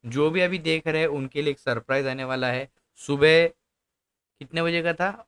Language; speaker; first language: Hindi; non-native, local second language; Marathi